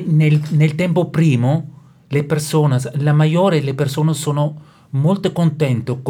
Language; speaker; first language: Italian; non-native, learner; German